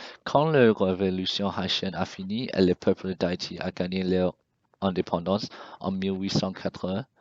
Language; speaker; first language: French; non-native, learner; English